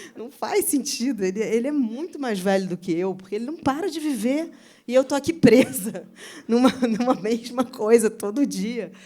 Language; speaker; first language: Portuguese; native; Portuguese